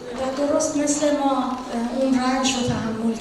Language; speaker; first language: Persian; native; Persian